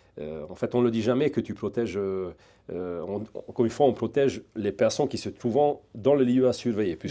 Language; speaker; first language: French; non-native, fluent; Hungarian